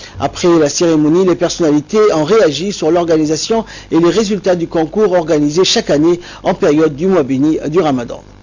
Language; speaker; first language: French; non-native, local second language; Somali